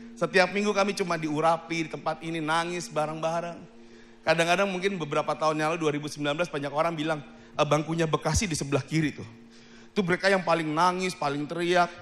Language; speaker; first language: Indonesian; native; Indonesian